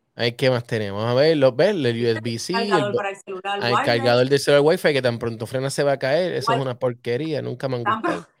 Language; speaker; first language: Spanish; native; Spanish